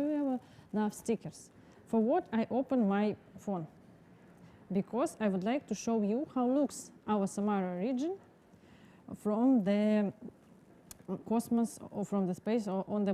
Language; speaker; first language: English; non-native, learner; Russian